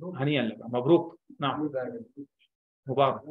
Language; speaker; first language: Arabic; non-native, fluent; Urdu